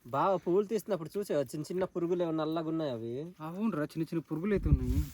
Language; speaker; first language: Telugu; non-native, local second language; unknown